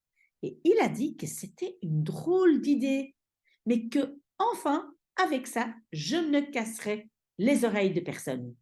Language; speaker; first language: French; non-native, fluent; Dutch